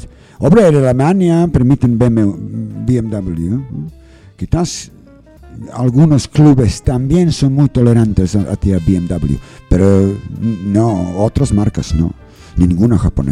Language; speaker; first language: Spanish; non-native, learner; English